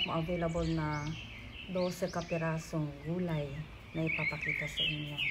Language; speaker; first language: Filipino; non-native, local second language; Cebuano